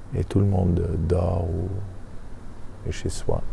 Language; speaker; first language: French; non-native, fluent; German